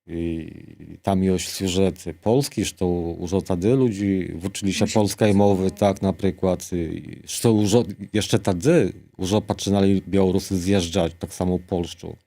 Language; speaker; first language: Polish; non-native, local second language; Belarusian